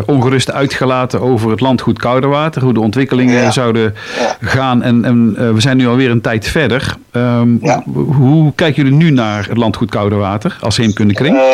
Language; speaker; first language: Dutch; native; Dutch